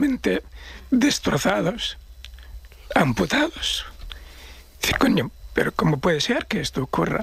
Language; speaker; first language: Spanish; non-native, fluent; Arabic